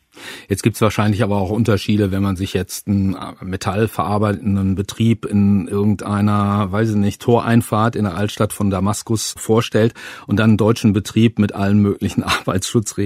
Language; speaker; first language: German; native; German